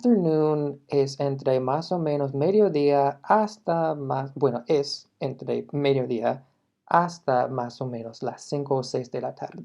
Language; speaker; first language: Spanish; non-native, fluent; English